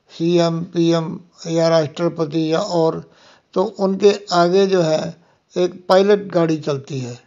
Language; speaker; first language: Hindi; non-native, local second language; Punjabi